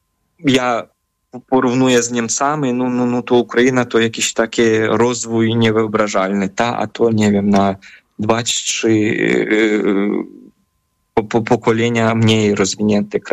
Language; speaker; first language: Polish; non-native, fluent; Ukrainian